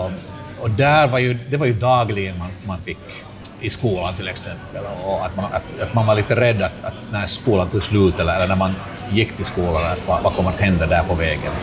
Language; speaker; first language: Swedish; non-native, local second language; Finnish